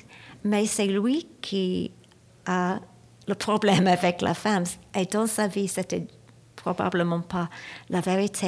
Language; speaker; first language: French; non-native, learner; English